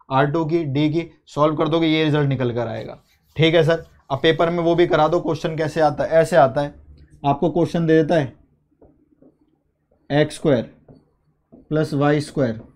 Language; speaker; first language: Hindi; native; Hindi